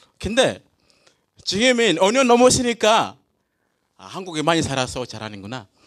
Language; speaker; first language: Korean; non-native, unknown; Swahili